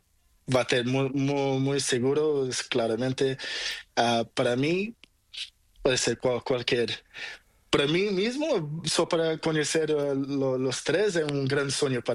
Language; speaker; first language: Spanish; non-native, learner; Portuguese